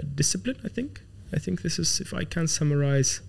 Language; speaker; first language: English; non-native, fluent; Arabic